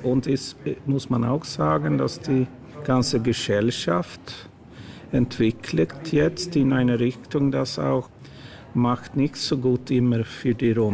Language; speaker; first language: German; non-native, learner; Swedish